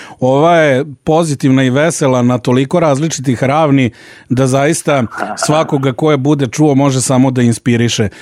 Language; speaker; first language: Serbian; native; Serbian